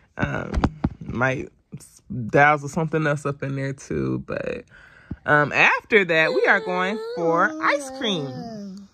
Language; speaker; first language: English; native; English